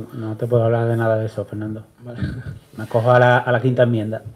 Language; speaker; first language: Spanish; native; Spanish